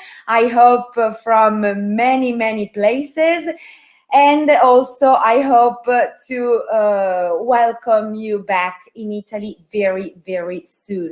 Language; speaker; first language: English; non-native, fluent; Italian